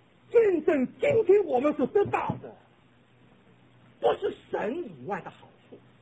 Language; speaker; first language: Chinese; native; Chinese